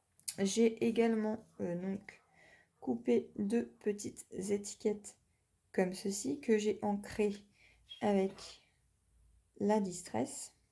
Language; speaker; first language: French; native; French